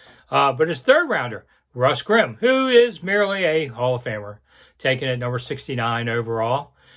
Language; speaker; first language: English; native; English